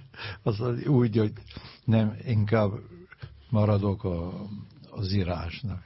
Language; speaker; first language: Hungarian; non-native, learner; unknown